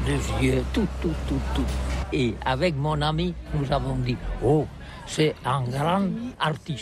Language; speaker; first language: French; non-native, learner; Catalan